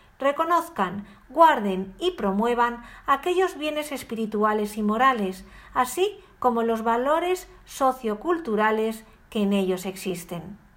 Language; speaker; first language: Spanish; native; Spanish